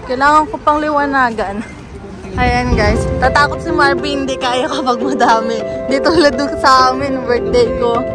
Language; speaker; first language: Filipino; native; Filipino